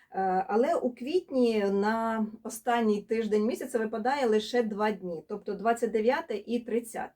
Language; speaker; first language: Ukrainian; non-native, local second language; Russian